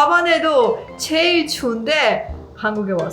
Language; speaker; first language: Korean; non-native, learner; Persian